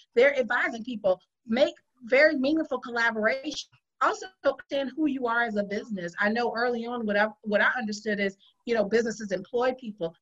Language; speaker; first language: English; native; English